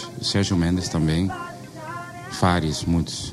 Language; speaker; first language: Portuguese; non-native, learner; Dutch